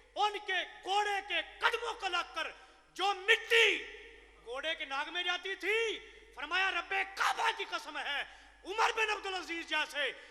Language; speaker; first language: Urdu; non-native, local second language; Punjabi